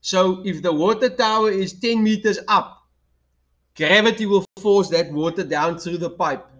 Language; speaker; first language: English; non-native, local second language; Afrikaans